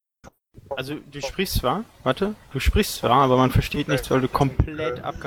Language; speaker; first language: German; native; German